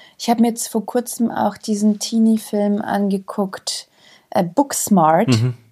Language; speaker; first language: German; early bilingual, other home language; Croatian